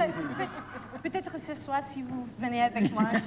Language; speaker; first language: French; non-native, learner; English